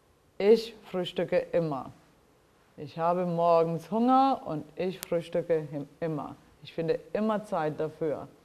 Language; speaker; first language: German; non-native, fluent; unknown